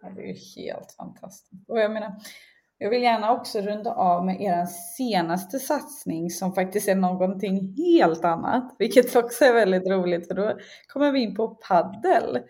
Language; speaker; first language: Swedish; early bilingual, other home language; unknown